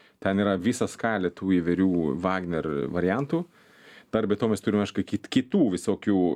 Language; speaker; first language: Lithuanian; non-native, fluent; Swedish